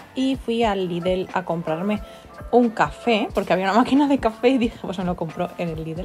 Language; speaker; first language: Spanish; native; Spanish